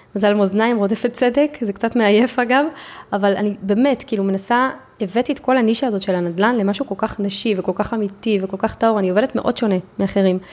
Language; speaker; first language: Hebrew; native; Hebrew